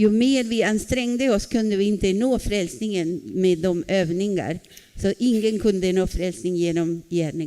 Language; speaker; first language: Swedish; non-native, fluent; Spanish